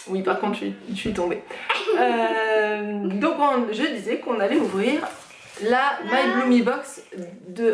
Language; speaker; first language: French; native; French